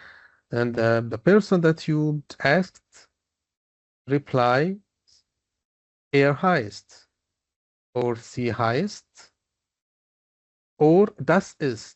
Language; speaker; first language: German; non-native, fluent; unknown